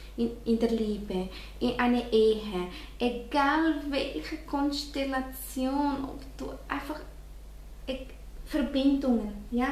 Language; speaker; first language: German; non-native, fluent; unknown